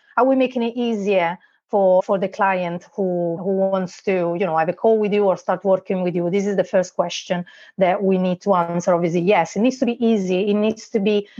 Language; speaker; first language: English; non-native, fluent; Italian